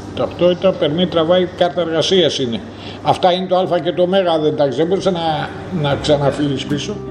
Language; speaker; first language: Greek; native; Greek